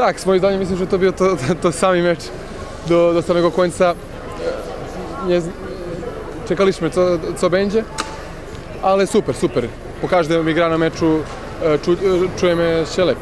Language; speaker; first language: Polish; non-native, learner; Serbian